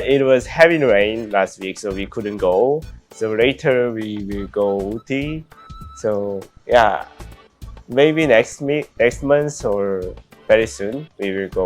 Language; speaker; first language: English; non-native, learner; Korean